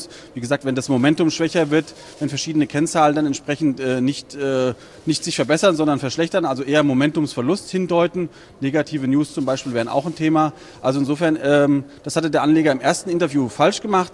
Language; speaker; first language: German; native; German